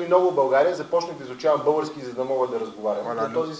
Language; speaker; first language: Bulgarian; native; Bulgarian